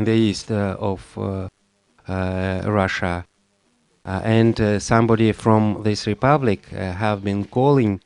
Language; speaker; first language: English; non-native, fluent; Russian